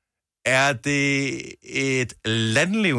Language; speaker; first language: Danish; native; Danish